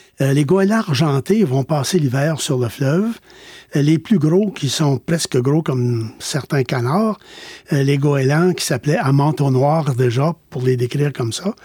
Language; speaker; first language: French; native; French